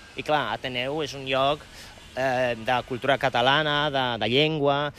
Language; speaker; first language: Catalan; non-native, fluent; Polish